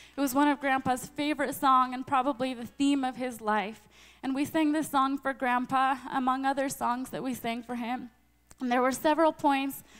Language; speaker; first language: English; early bilingual, other home language; Ukrainian